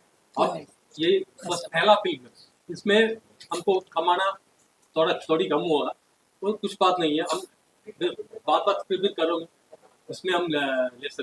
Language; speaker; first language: Hindi; non-native, learner; Tamil